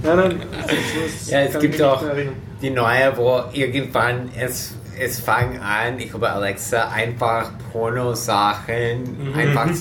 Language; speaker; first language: German; non-native, fluent; English